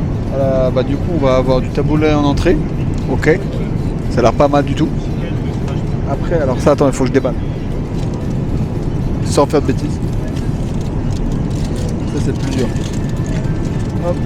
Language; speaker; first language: French; native; French